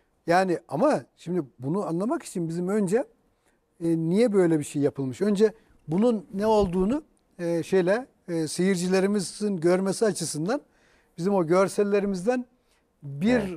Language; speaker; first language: Turkish; native; Turkish